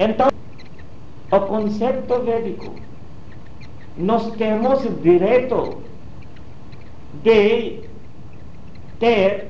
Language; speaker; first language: Portuguese; non-native, learner; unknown